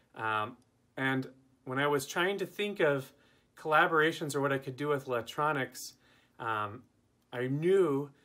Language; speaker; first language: English; native; English